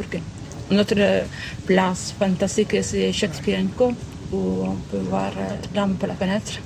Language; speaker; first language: French; non-native, learner; Italian